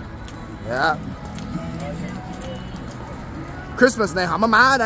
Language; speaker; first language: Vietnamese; early bilingual, heritage; Vietnamese